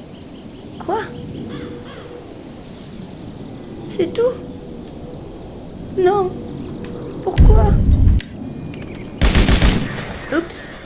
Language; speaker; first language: French; native; French